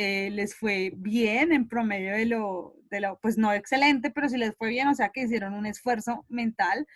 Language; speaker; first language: Spanish; native; Spanish